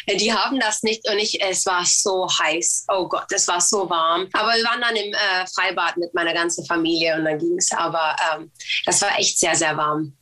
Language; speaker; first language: German; early bilingual, other home language; Albanian